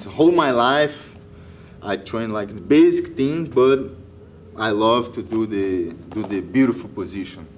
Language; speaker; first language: English; non-native, learner; Portuguese